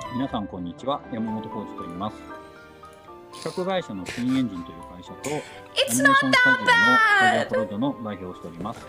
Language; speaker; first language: Japanese; native; Japanese